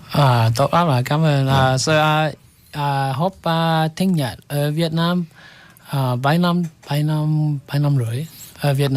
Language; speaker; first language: Vietnamese; non-native, learner; English